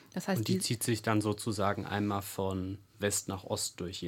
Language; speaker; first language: German; native; German